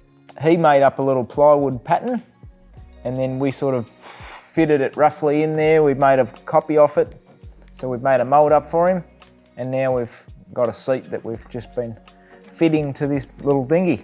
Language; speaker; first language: English; native; English